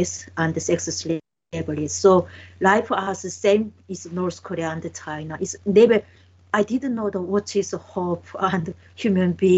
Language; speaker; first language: English; non-native, learner; Korean